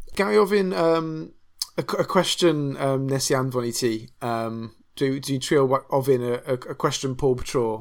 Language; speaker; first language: Welsh; non-native, local second language; English